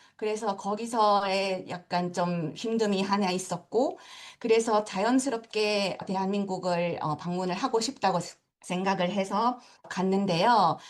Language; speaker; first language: Korean; early bilingual, heritage; Japanese